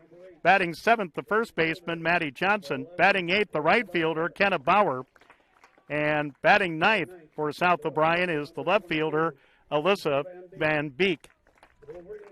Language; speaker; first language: English; native; English